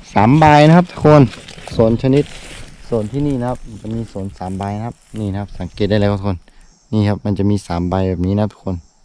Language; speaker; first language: Thai; non-native, local second language; Karen languages